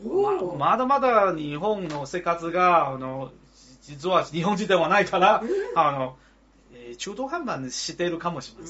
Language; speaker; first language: Japanese; non-native, learner; Chinese